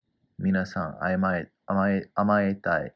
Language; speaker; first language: Japanese; non-native, learner; English